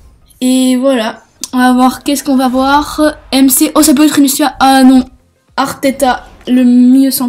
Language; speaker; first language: French; native; French